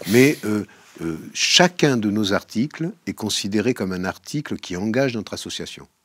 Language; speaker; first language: French; native; French